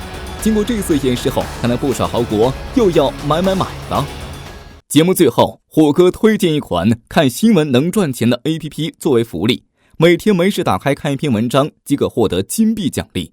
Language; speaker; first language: Chinese; native; Chinese